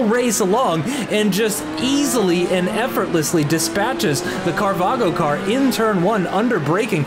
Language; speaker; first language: English; native; English